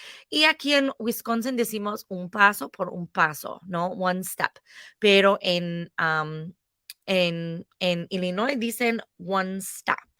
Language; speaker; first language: Spanish; non-native, fluent; English